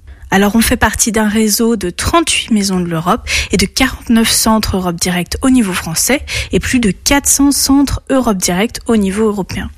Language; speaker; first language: French; native; French